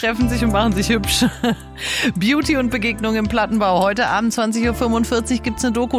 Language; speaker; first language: German; native; German